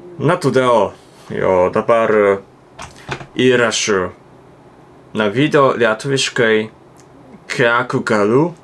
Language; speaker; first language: Lithuanian; non-native, learner; Japanese